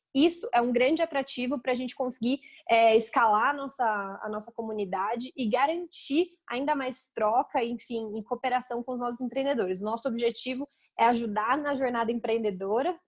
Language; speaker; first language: Portuguese; native; Portuguese